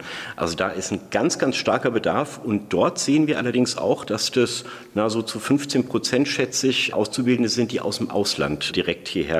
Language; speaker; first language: German; native; German